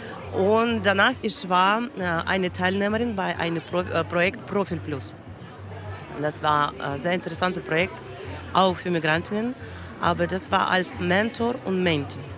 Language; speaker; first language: German; non-native, learner; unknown